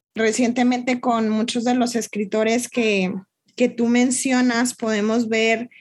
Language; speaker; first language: Spanish; native; Spanish